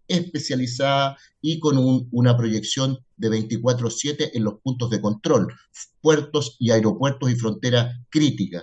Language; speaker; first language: Spanish; native; Spanish